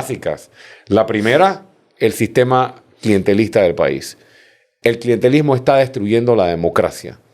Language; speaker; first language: Spanish; native; Spanish